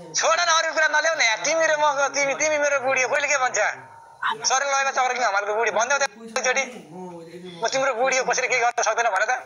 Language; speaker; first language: Nepali; native; Nepali